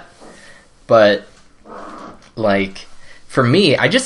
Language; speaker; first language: English; early bilingual, other home language; Cantonese